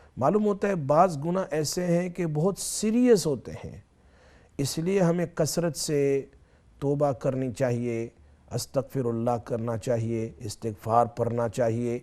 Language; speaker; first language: Urdu; native; Urdu